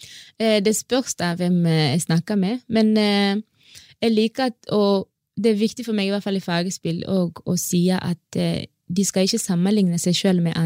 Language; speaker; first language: Norwegian; non-native, fluent; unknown